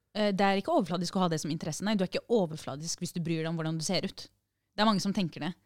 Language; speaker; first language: Norwegian; early bilingual, other home language; Arabic